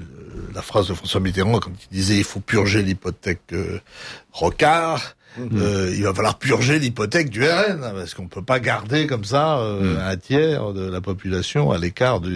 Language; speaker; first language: French; native; French